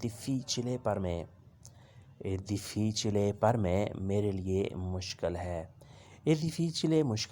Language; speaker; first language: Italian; non-native, learner; Urdu